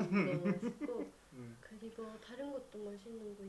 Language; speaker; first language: Korean; non-native, learner; Japanese